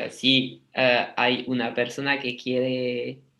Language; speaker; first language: Spanish; non-native, learner; French